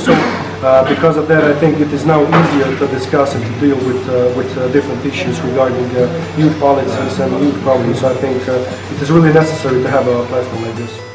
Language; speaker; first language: English; non-native, fluent; Bosnian